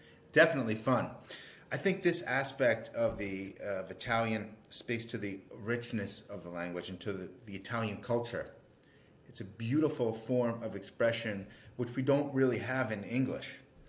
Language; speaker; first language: English; native; English